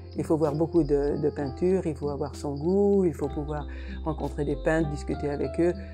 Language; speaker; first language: French; non-native, fluent; Hungarian